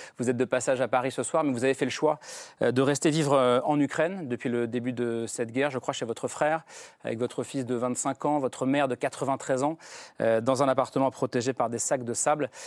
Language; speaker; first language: French; native; French